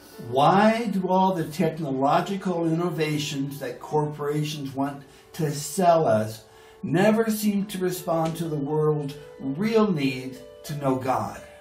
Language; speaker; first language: English; native; English